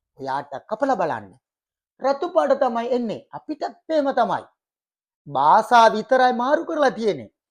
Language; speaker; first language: Sinhala; non-native, local second language; Tamil